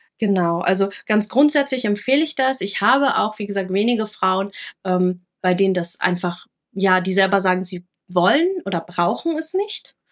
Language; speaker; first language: German; early bilingual, other home language; Vietnamese